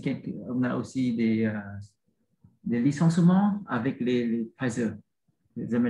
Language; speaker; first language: French; non-native, learner; Vietnamese